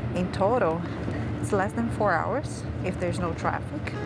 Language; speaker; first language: English; non-native, fluent; Portuguese